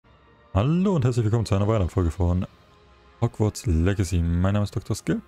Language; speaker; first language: German; native; German